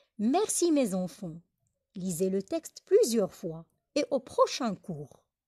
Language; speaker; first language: French; non-native, local second language; Arabic